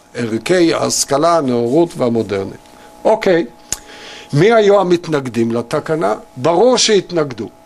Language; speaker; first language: Hebrew; native; Hebrew